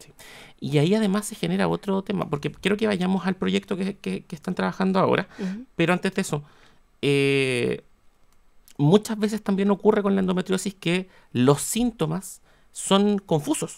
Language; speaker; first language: Spanish; native; Spanish